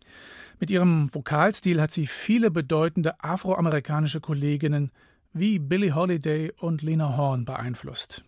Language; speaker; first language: German; native; German